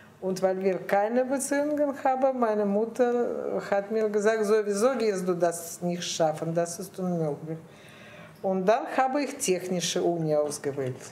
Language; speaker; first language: German; non-native, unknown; Russian